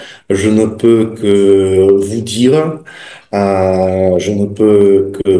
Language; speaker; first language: French; non-native, fluent; Russian